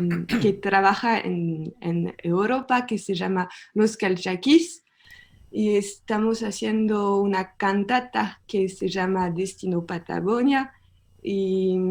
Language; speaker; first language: Spanish; non-native, learner; French